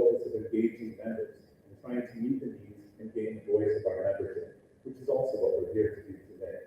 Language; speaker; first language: English; native; English